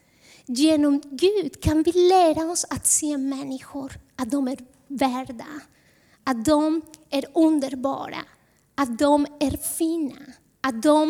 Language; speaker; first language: Swedish; non-native, fluent; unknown